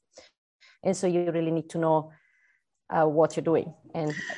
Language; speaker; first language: English; non-native, fluent; Italian